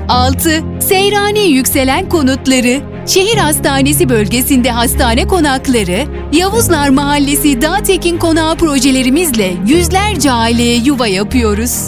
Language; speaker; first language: Turkish; native; Turkish